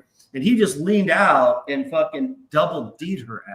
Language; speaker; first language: English; native; English